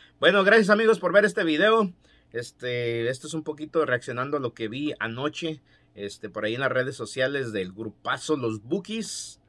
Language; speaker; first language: Spanish; native; Spanish